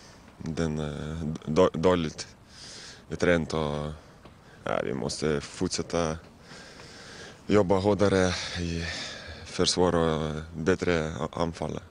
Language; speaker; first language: Swedish; non-native, fluent; Lithuanian